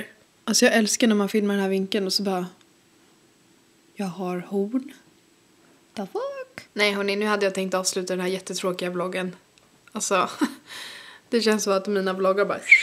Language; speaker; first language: Swedish; native; Swedish